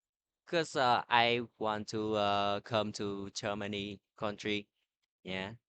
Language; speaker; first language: English; non-native, learner; Vietnamese